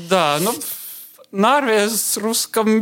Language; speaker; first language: Russian; non-native, learner; Estonian